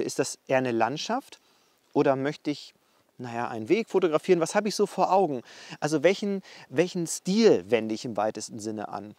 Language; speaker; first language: German; native; German